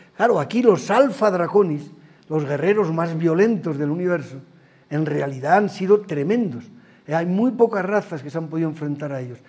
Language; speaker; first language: Spanish; native; Spanish